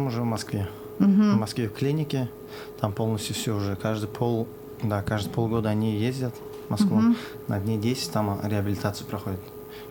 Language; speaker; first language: Russian; non-native, local second language; Azerbaijani